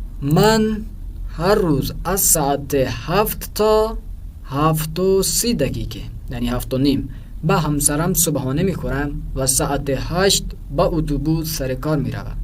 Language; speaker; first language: Persian; non-native, fluent; Urdu